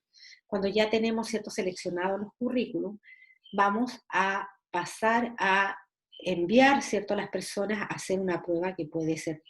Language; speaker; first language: Spanish; native; Spanish